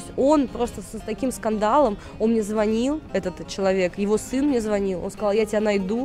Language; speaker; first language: Russian; native; Russian